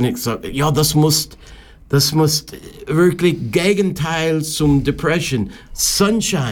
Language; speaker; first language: German; non-native, learner; English